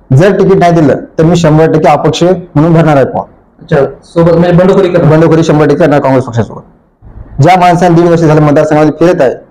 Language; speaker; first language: Marathi; native; Marathi